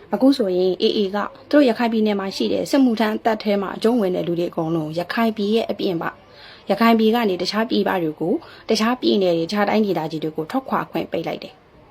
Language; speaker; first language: Burmese; native; Burmese